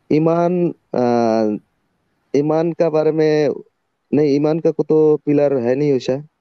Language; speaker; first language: Hindi; non-native, local second language; Bangla